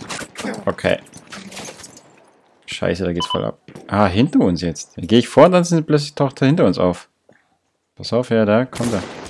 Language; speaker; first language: German; native; German